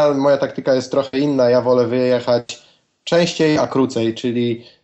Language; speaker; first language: Polish; native; Polish